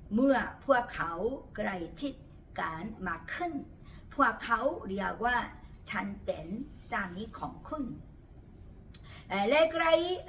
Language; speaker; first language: Thai; non-native, fluent; Korean